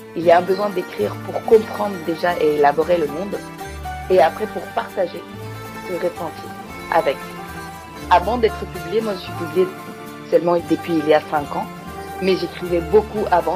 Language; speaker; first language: French; non-native, fluent; Greek